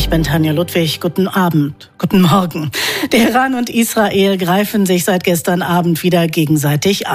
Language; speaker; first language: German; native; German